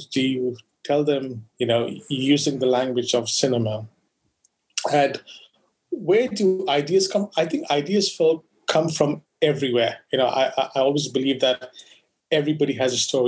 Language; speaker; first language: English; non-native, local second language; Konkani